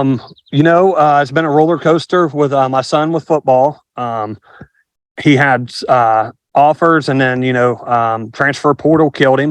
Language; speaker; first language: English; native; English